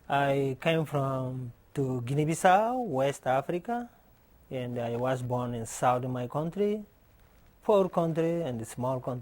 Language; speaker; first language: English; non-native, learner; Portuguese